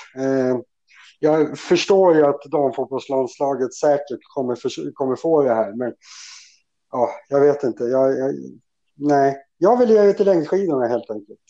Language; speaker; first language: Swedish; native; Swedish